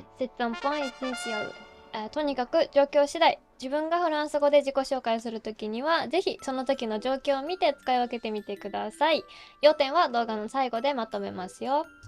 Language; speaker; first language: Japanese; native; Japanese